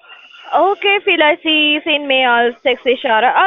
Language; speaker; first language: German; non-native, learner; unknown